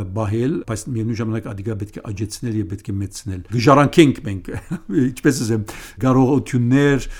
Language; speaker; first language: Armenian; early bilingual, heritage; Armenian